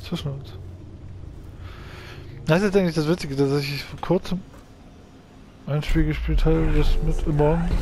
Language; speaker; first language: German; native; German